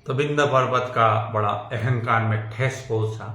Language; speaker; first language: Hindi; non-native, local second language; Bangla